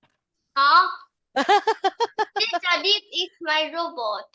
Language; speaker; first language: English; non-native, learner; Vietnamese